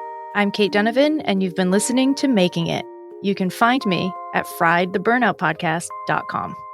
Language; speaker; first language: English; native; English